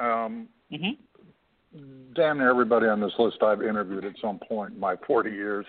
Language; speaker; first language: English; native; English